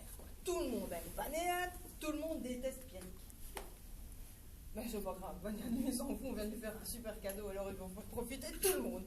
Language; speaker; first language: French; native; French